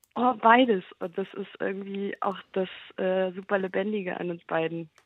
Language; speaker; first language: German; native; German